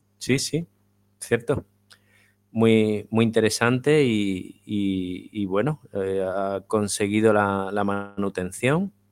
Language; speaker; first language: Spanish; native; Spanish